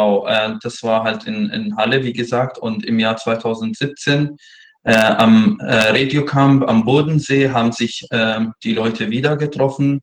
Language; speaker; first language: German; non-native, fluent; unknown